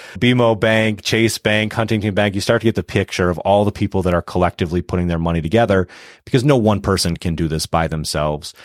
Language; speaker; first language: English; native; English